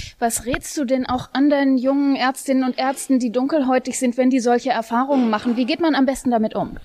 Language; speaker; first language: German; native; German